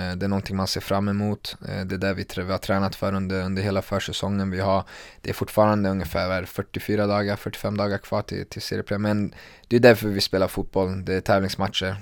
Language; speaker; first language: Swedish; early bilingual, other home language; Kurdish